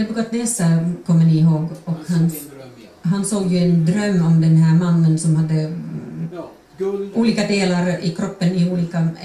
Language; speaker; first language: Swedish; non-native, fluent; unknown